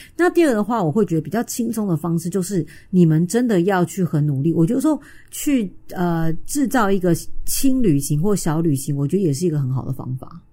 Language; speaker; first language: Chinese; native; Chinese